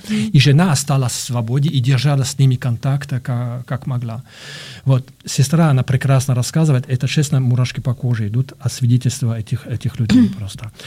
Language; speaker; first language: Russian; non-native, fluent; French